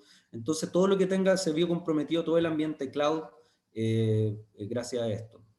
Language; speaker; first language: Spanish; native; Spanish